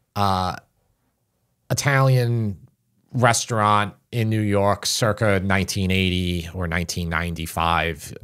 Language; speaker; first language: English; native; English